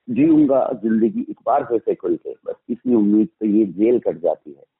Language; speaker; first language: Hindi; native; Hindi